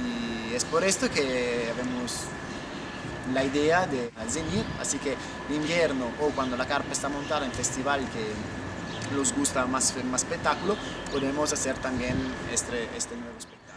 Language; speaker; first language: Spanish; non-native, learner; Italian